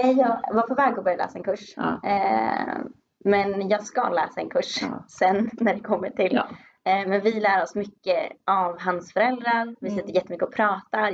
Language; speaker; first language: Swedish; native; Swedish